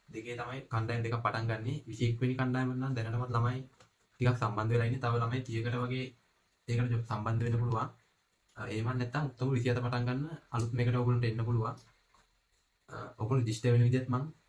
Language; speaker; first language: Sinhala; non-native, local second language; Tamil